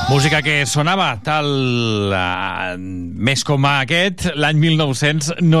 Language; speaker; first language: Catalan; native; Catalan